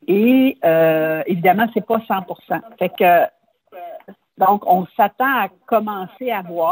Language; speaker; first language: French; native; French